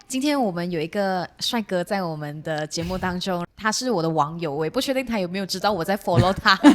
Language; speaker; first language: Chinese; non-native, local second language; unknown